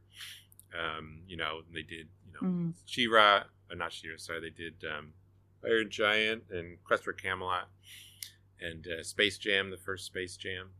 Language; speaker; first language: English; native; English